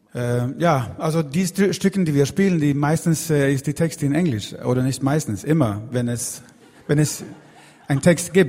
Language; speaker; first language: German; non-native, learner; Swedish